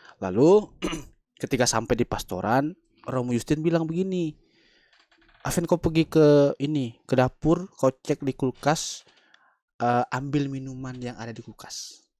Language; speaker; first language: Indonesian; native; Indonesian